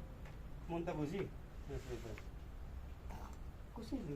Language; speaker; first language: Italian; non-native, learner; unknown